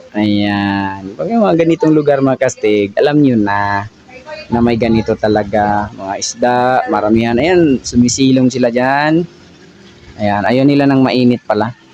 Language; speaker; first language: Filipino; native; Filipino